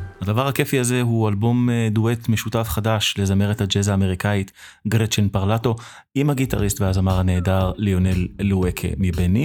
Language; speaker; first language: Hebrew; native; Hebrew